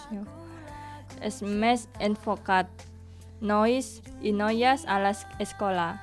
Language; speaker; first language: Catalan; non-native, learner; Indonesian